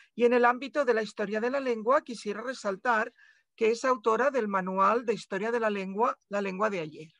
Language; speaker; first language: Spanish; non-native, local second language; Catalan